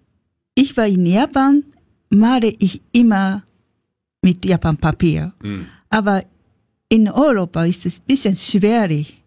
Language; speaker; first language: German; non-native, learner; Japanese